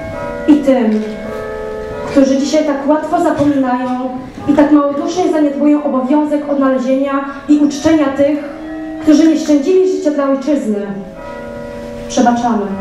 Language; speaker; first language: Polish; native; Polish